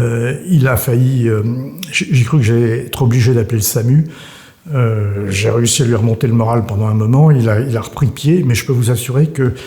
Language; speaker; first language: French; native; French